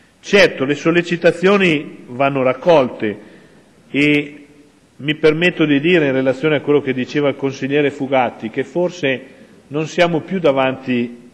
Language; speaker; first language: Italian; native; Italian